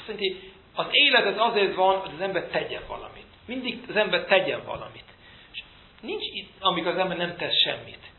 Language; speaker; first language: Hungarian; early bilingual, heritage; Hungarian